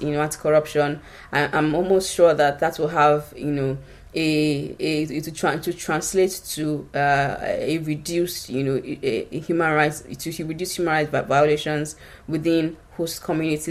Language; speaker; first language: English; non-native, local second language; Yoruba